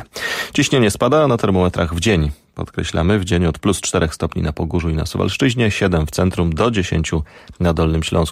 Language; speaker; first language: Polish; native; Polish